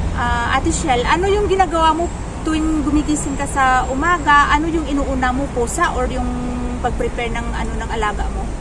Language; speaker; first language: Filipino; native; Filipino